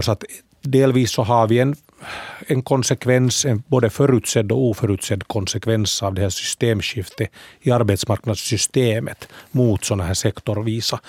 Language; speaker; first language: Swedish; native; Swedish